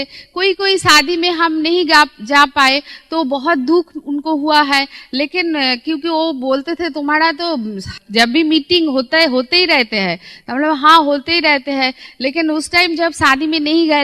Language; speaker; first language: Hindi; non-native, local second language; Bangla